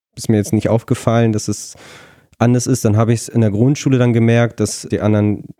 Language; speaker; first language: German; early bilingual, other home language; Russian